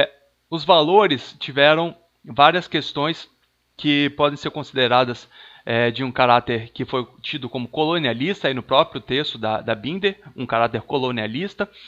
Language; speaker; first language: Portuguese; native; Portuguese